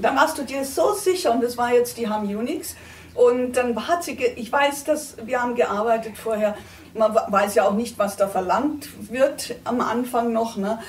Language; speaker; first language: German; native; German